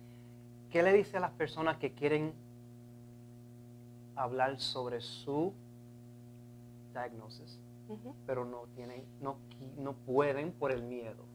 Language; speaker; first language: Spanish; early bilingual, heritage; Spanish